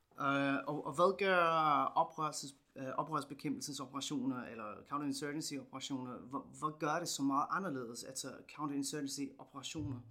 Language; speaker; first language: Danish; non-native, fluent; English